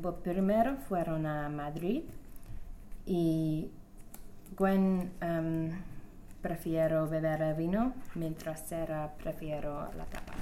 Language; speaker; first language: Spanish; non-native, learner; English